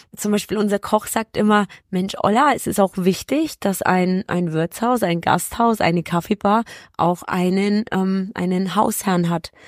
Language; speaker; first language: German; early bilingual, other home language; Polish